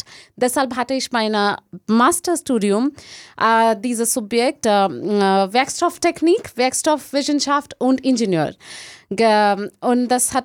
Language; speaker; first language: German; non-native, learner; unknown